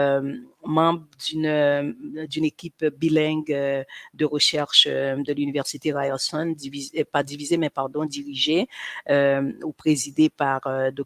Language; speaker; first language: French; non-native, local second language; Haitian Creole